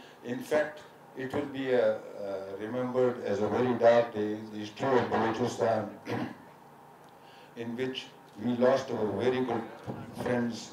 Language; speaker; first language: English; non-native, local second language; Pashto